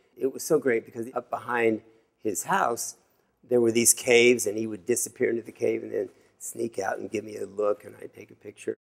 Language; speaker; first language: English; native; English